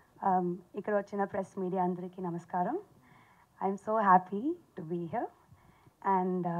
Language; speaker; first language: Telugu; non-native, learner; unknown